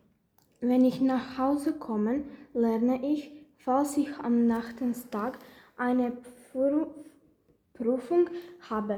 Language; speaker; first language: German; non-native, learner; Greek